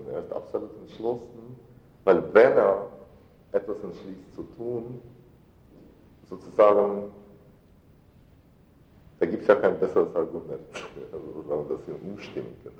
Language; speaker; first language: German; non-native, fluent; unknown